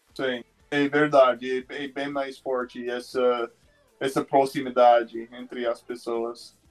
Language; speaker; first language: Portuguese; non-native, fluent; English